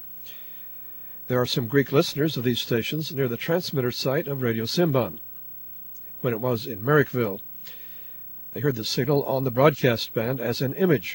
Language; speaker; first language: English; native; English